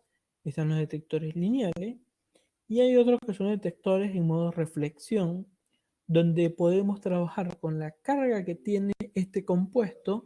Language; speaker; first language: Spanish; native; Spanish